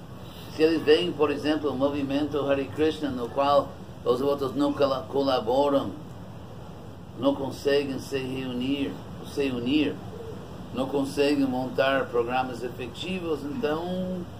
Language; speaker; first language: Portuguese; non-native, fluent; English